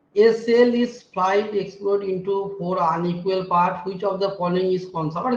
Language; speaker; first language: English; non-native, local second language; Bangla